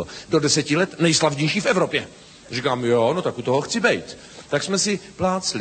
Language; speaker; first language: Czech; native; Czech